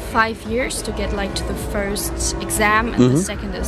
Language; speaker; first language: English; non-native, fluent; German